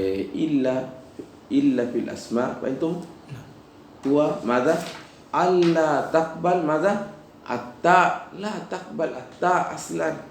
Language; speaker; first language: Arabic; non-native, fluent; Indonesian